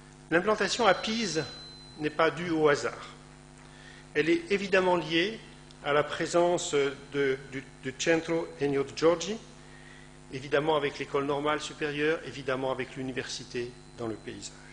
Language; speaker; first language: French; native; French